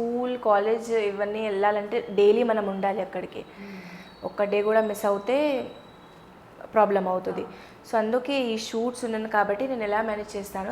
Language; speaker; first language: Telugu; non-native, fluent; Hindi